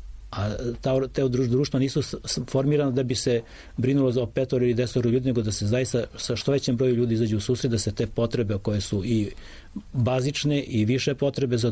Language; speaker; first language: Serbian; native; Serbian